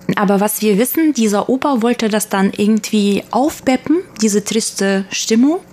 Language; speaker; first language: German; early bilingual, other home language; Russian